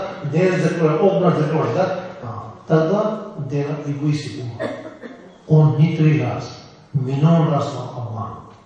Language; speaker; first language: Russian; non-native, learner; Tibetan